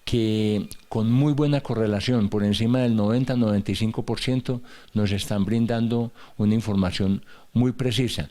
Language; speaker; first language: Spanish; native; Spanish